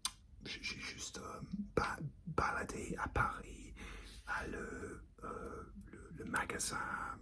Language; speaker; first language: French; non-native, learner; English